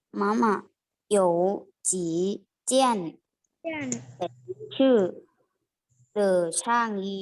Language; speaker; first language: Chinese; non-native, learner; Thai